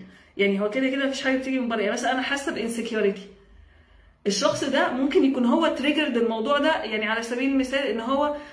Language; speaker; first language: Arabic; native; Arabic